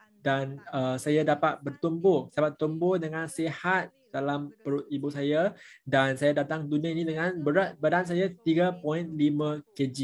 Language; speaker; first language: Malay; non-native, local second language; Chinese